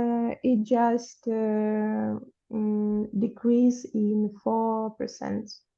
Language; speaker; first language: English; non-native, fluent; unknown